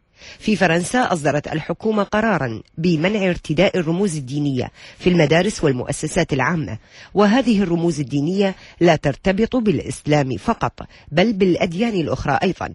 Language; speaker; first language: Arabic; native; Arabic